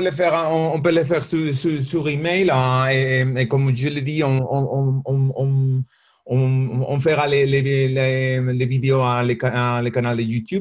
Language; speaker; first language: French; non-native, learner; Spanish